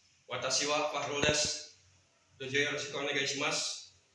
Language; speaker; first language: Japanese; non-native, learner; Indonesian